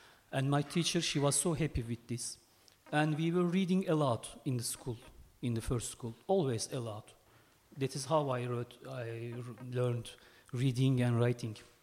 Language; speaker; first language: English; non-native, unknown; Turkish